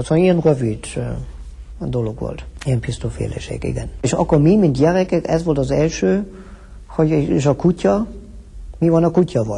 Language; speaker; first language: Hungarian; early bilingual, heritage; Hungarian